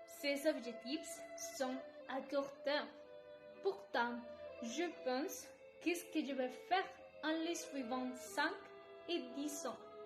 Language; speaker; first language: French; non-native, learner; Spanish